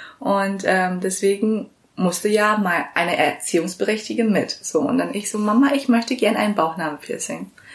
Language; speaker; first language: German; early bilingual, other home language; Vietnamese